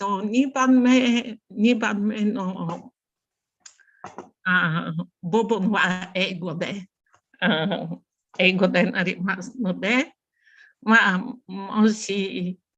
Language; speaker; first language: Japanese; non-native, learner; Bulgarian